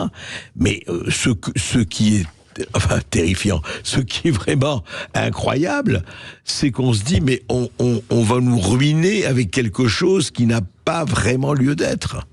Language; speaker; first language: French; native; French